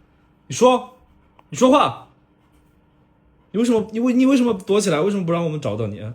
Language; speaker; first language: Chinese; native; Chinese